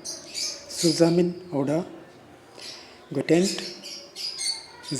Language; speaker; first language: German; non-native, learner; Urdu